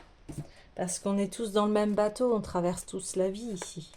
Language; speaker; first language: French; native; French